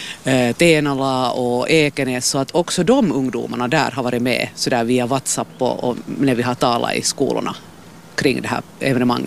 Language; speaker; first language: Swedish; native; Swedish